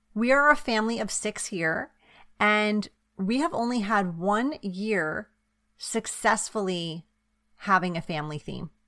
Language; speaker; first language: English; native; English